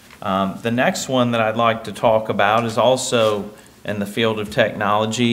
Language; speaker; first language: English; native; English